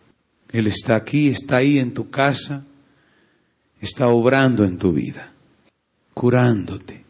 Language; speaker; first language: Spanish; native; Spanish